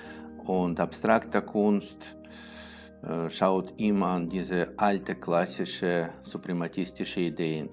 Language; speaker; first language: German; non-native, fluent; Russian